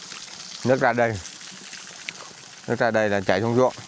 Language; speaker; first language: Vietnamese; native; Vietnamese